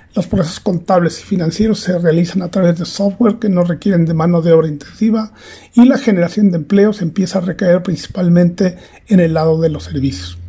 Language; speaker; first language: Spanish; native; Spanish